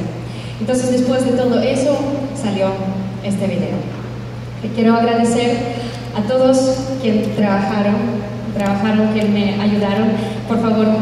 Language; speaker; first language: Spanish; non-native, fluent; Russian